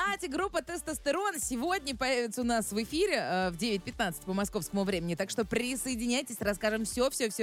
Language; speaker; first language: Russian; native; Russian